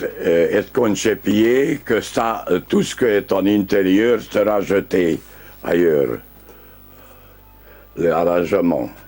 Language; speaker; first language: French; non-native, learner; Romanian